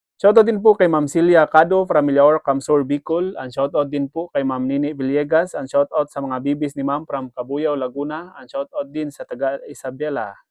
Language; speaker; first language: Filipino; non-native, local second language; Cebuano